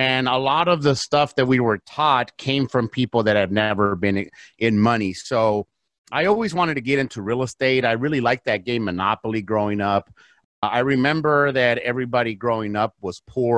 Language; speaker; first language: English; early bilingual, other home language; Spanish